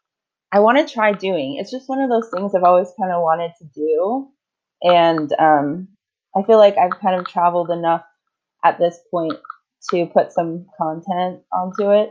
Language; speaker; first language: English; native; English